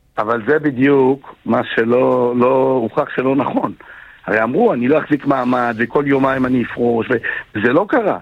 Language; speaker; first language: Hebrew; native; Hebrew